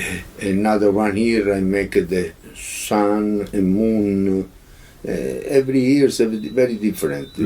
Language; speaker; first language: English; non-native, learner; Italian